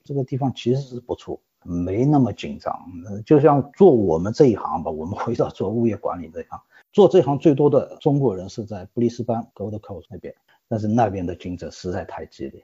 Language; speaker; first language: Chinese; native; Chinese